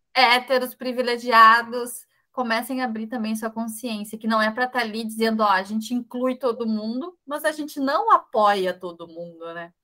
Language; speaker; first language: Portuguese; native; Portuguese